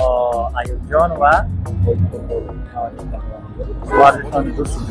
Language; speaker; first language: Persian; native; Persian